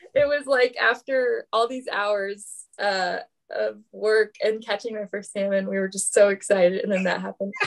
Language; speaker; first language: English; native; English